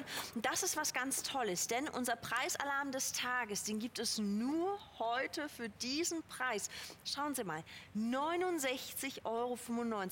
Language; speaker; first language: German; native; German